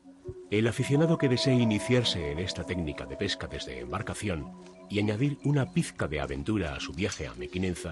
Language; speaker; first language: Spanish; native; Spanish